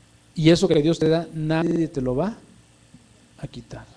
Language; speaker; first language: Spanish; native; Spanish